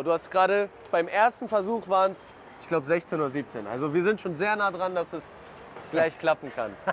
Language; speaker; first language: German; native; German